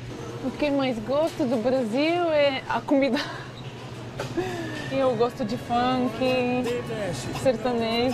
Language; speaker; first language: Portuguese; non-native, fluent; Bulgarian